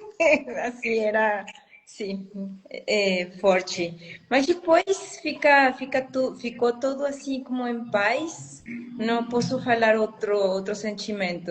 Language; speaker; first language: Portuguese; non-native, fluent; Spanish